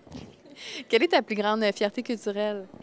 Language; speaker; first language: French; native; French